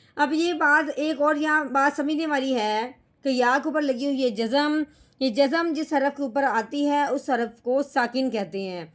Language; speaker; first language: Urdu; native; Urdu